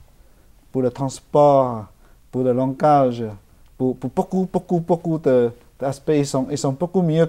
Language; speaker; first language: French; non-native, fluent; Chinese